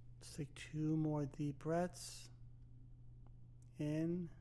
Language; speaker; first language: English; native; English